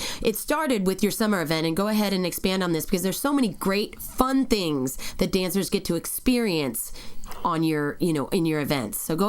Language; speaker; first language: English; native; English